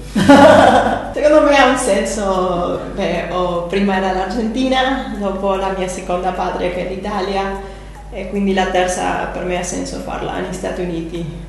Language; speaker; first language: Italian; early bilingual, heritage; Spanish